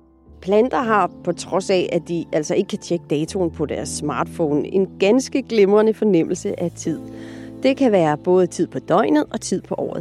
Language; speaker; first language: Danish; native; Danish